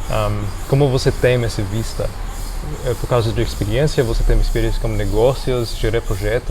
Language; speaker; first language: Portuguese; non-native, fluent; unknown